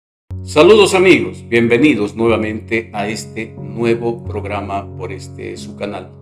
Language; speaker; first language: Spanish; native; Spanish